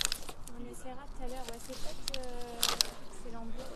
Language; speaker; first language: French; native; French